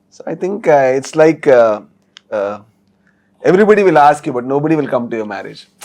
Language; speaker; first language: English; non-native, local second language; Kannada